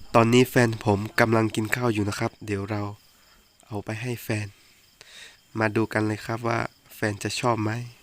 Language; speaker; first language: Thai; native; Thai